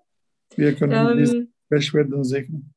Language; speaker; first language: German; non-native, learner; Turkish